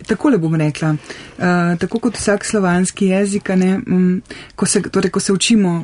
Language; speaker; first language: Slovenian; non-native, fluent; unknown